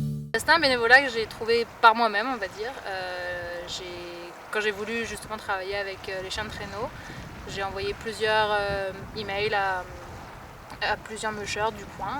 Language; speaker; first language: French; native; French